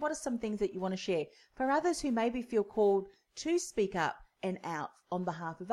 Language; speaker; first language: English; native; English